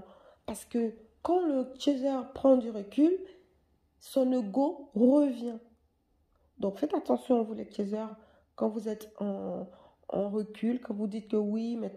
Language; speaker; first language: French; native; French